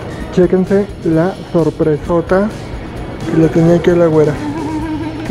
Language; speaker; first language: Spanish; native; Spanish